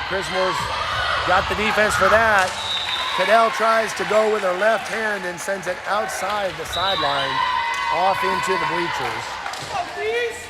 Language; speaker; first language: English; native; English